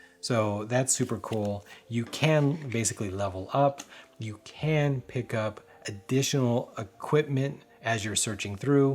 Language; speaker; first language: English; native; English